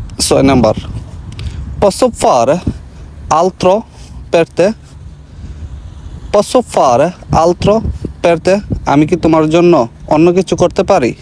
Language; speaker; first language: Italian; non-native, learner; Bangla